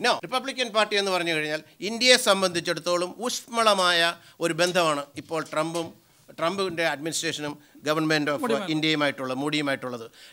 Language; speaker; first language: Malayalam; native; Malayalam